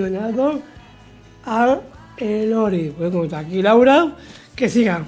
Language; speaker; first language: Spanish; native; Spanish